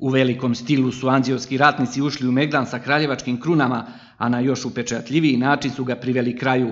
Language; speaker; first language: Serbian; native; Serbian